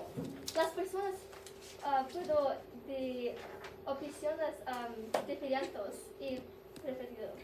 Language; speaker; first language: Spanish; non-native, learner; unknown